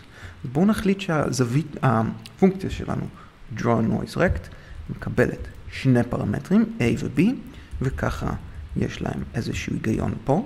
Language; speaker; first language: Hebrew; native; Hebrew